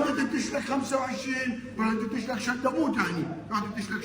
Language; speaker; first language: Arabic; native; Arabic